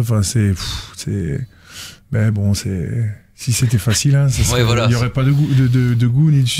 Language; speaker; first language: French; native; French